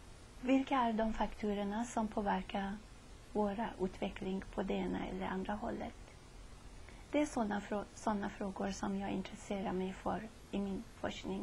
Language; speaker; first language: Swedish; non-native, fluent; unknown